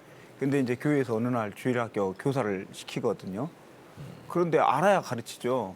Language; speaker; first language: Korean; native; Korean